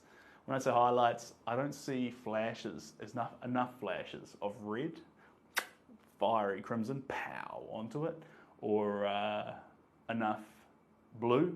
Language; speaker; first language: English; native; English